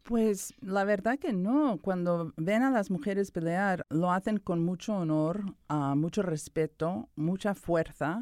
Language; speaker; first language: Spanish; early bilingual, other home language; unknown